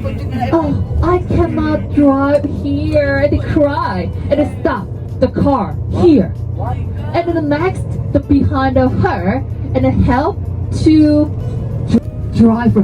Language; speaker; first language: English; non-native, learner; Korean